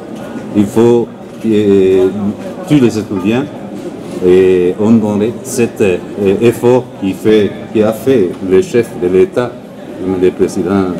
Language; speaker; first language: French; non-native, learner; Spanish